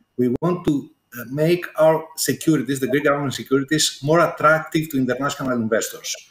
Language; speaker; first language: English; non-native, fluent; Greek